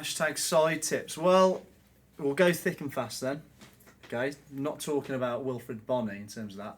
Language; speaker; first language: English; native; English